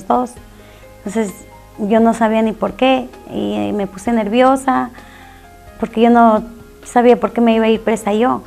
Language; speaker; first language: Spanish; native; Spanish